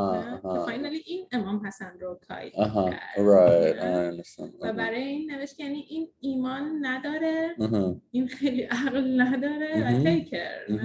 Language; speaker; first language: Persian; early bilingual, heritage; Persian